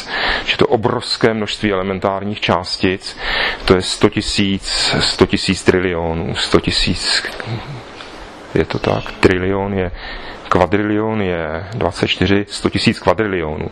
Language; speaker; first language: Czech; native; Czech